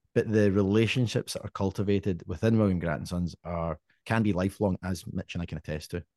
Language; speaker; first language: English; native; English